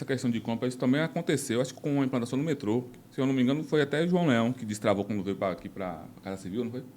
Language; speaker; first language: Portuguese; native; Portuguese